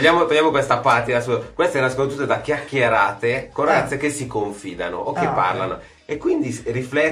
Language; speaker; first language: Italian; native; Italian